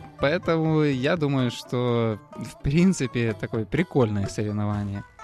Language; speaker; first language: Russian; native; Russian